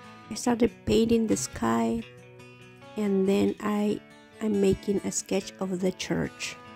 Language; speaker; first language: English; non-native, learner; Spanish